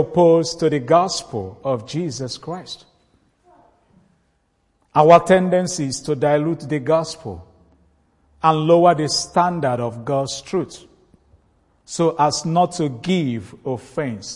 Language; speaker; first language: English; non-native, local second language; Igbo